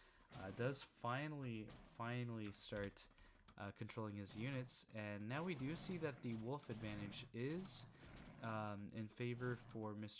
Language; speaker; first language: English; native; English